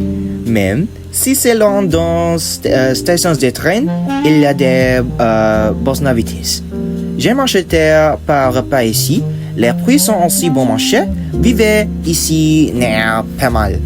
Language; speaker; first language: French; non-native, learner; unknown